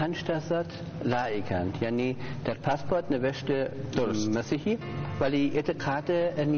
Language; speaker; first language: Persian; non-native, learner; German